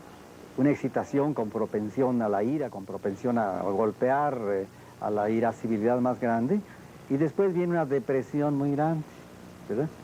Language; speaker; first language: Spanish; native; Spanish